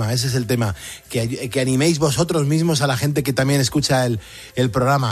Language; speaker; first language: Spanish; native; Spanish